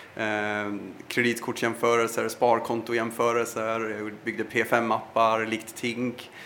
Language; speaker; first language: Swedish; early bilingual, other home language; Persian